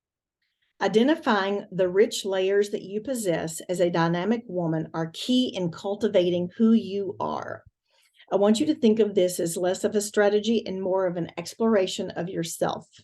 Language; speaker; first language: English; native; English